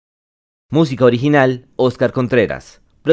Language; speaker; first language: Spanish; native; Spanish